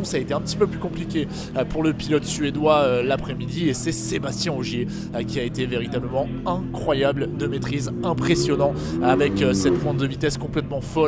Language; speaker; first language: French; native; French